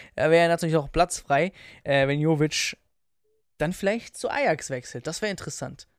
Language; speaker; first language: German; early bilingual, other home language; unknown